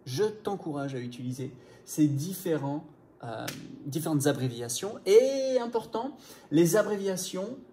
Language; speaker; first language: French; non-native, fluent; English